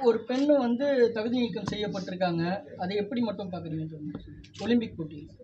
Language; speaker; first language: Tamil; native; Tamil